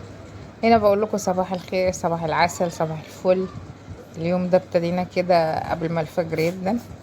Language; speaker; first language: Arabic; native; Arabic